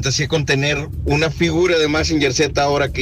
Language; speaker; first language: Spanish; native; Spanish